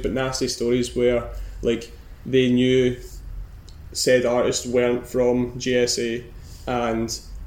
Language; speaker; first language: English; native; English